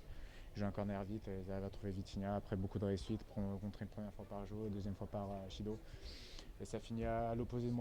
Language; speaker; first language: French; native; French